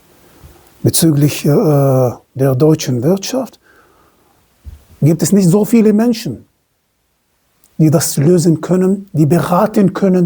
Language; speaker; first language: German; non-native, fluent; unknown